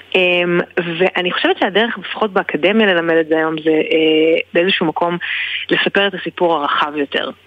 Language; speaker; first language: Hebrew; native; Hebrew